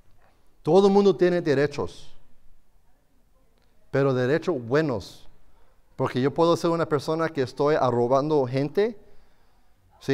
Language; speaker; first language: Spanish; non-native, fluent; English